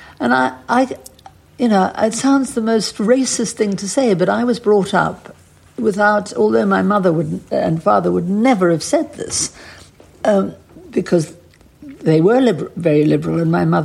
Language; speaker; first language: English; native; English